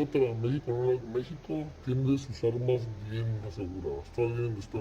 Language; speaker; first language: Spanish; native; Spanish